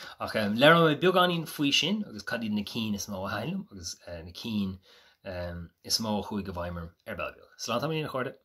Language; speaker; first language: Irish; native; Irish